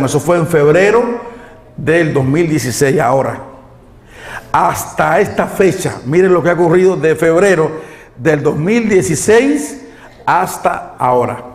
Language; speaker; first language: Spanish; native; Spanish